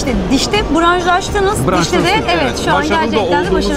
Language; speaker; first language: Turkish; native; Turkish